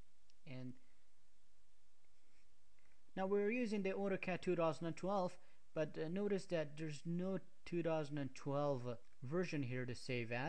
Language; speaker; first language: English; non-native, fluent; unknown